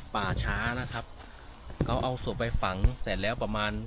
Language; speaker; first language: Thai; non-native, fluent; Chinese